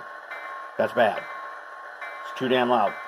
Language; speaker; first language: English; native; English